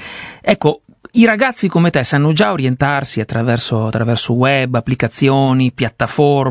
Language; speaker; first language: Italian; native; Italian